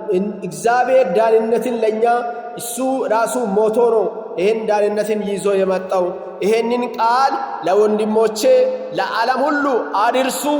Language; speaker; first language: Amharic; non-native, local second language; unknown